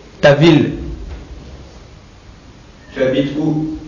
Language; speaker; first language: French; native; French